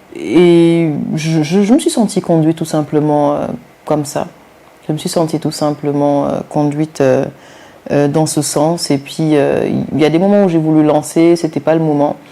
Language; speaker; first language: French; non-native, local second language; Wolof